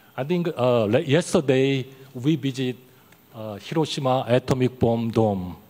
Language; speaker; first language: English; non-native, learner; Korean